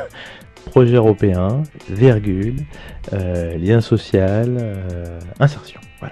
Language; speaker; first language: French; native; French